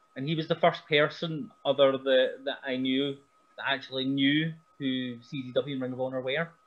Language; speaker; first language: English; native; English